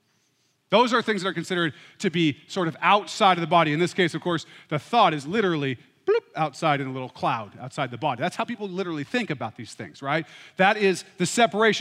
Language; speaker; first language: English; native; English